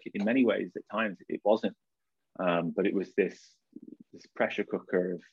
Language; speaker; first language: English; native; English